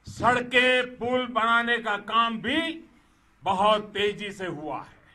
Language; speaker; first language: Hindi; non-native, local second language; Gujarati